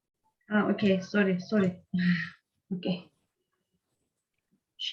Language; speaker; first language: English; non-native, learner; Turkish